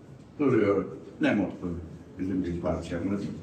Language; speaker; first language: Turkish; early bilingual, heritage; Turkish